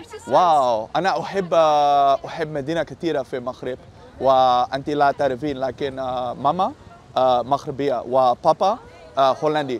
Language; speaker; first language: Arabic; non-native, learner; Dutch